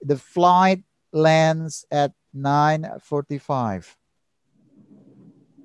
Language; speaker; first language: English; non-native, learner; Indonesian